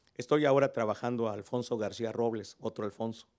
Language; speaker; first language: Spanish; native; Spanish